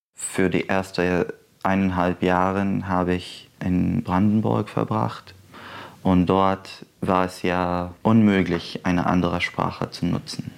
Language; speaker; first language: German; non-native, fluent; Arabic